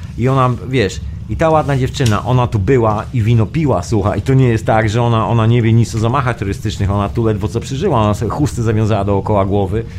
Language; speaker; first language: Polish; native; Polish